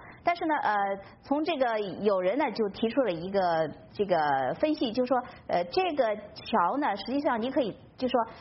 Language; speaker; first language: Chinese; native; Chinese